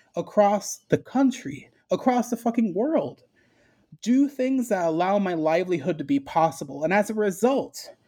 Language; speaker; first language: English; early bilingual, other home language; Spanish